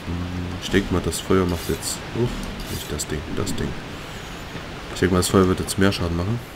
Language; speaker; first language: German; native; German